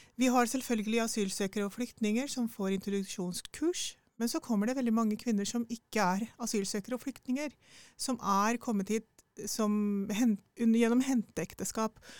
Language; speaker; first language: Norwegian; early bilingual, other home language; Urdu